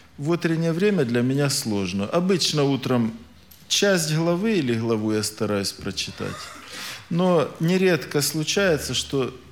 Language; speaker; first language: Russian; native; Russian